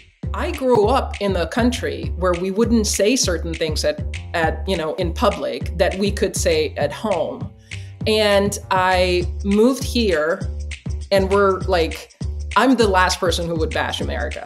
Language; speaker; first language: English; non-native, fluent; Czech